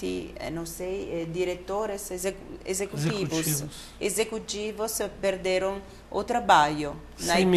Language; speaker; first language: Portuguese; non-native, fluent; Italian